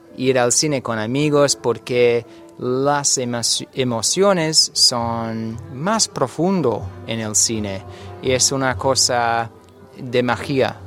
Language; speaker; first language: Spanish; non-native, fluent; English